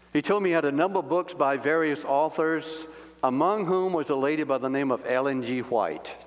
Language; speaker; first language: English; native; English